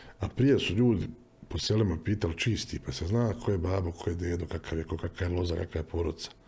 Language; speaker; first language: Bosnian; native; Bosnian